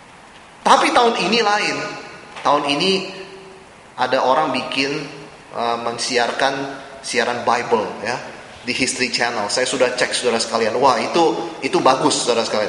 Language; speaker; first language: Indonesian; native; Indonesian